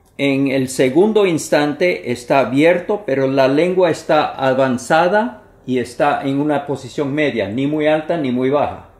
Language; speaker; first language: Spanish; non-native, fluent; English